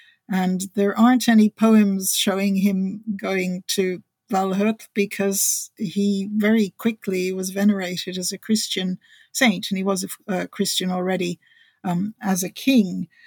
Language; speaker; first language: English; native; English